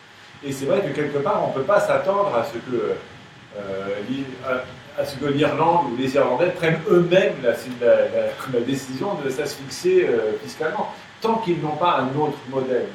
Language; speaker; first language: French; native; French